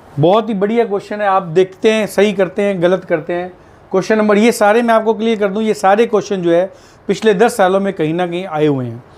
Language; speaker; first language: Hindi; native; Hindi